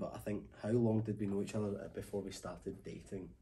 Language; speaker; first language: English; native; English